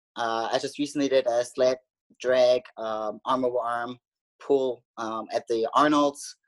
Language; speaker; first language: English; non-native, fluent; German